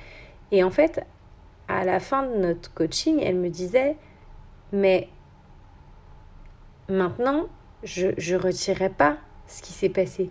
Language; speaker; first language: French; native; French